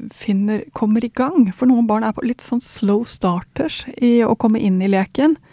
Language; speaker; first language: Norwegian; non-native, fluent; Swedish